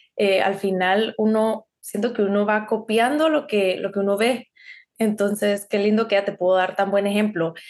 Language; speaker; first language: Spanish; native; Spanish